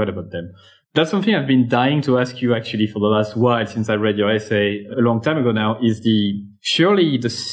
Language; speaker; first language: English; non-native, fluent; French